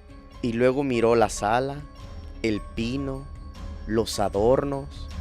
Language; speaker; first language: Spanish; native; Spanish